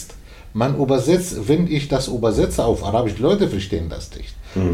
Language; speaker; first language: German; non-native, learner; Arabic